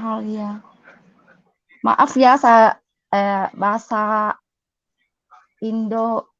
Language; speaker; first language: Indonesian; non-native, learner; Cantonese